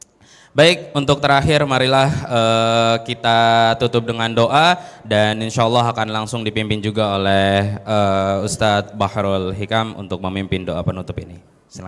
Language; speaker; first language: Indonesian; native; Indonesian